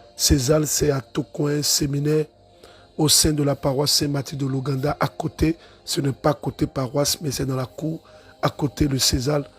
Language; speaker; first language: French; non-native, local second language; Ewe